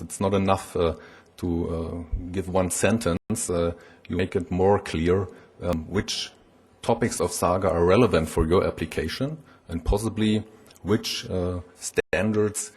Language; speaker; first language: English; non-native, fluent; German